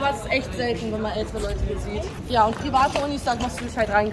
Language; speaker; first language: German; native; German